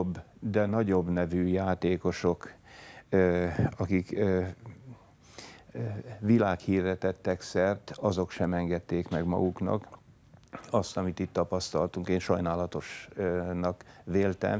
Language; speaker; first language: Hungarian; native; Hungarian